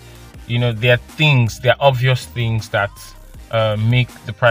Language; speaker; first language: English; non-native, local second language; Yoruba